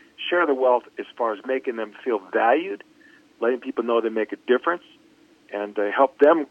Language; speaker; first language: English; native; English